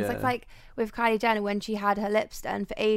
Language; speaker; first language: English; native; English